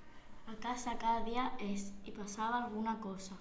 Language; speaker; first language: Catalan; non-native, local second language; Spanish